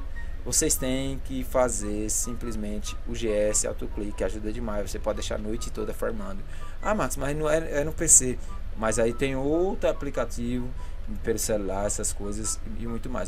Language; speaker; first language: Portuguese; native; Portuguese